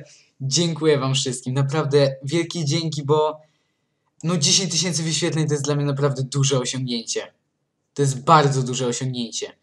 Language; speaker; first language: Polish; native; Polish